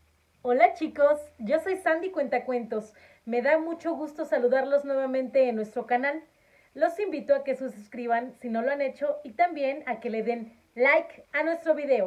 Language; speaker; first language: Spanish; native; Spanish